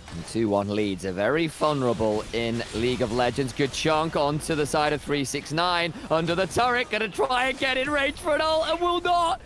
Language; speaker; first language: English; native; English